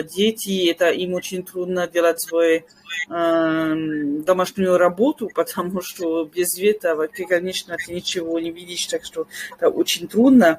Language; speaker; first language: Russian; non-native, fluent; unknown